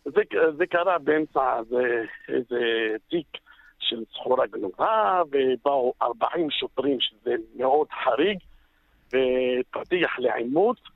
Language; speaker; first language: Hebrew; non-native, fluent; Arabic